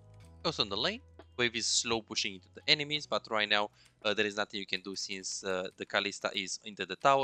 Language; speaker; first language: English; non-native, fluent; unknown